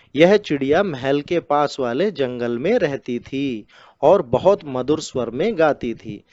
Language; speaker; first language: Hindi; non-native, local second language; Telugu